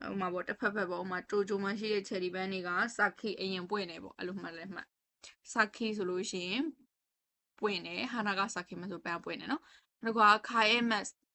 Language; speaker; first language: Burmese; native; Burmese